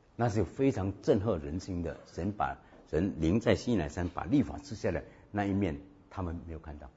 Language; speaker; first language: Chinese; native; Chinese